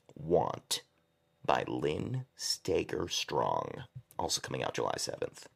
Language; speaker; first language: English; native; English